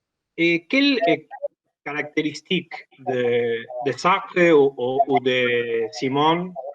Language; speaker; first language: French; non-native, learner; Spanish